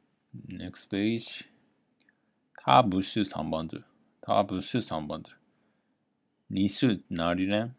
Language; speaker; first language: Chinese; non-native, learner; Japanese